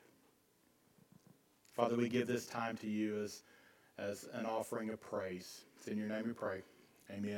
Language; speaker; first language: English; native; English